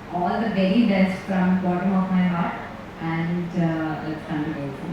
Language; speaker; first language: Malayalam; native; Malayalam